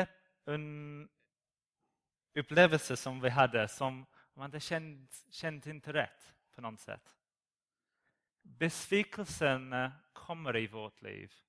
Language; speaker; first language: Swedish; non-native, learner; English